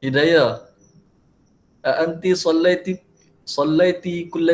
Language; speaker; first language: Arabic; non-native, fluent; Malay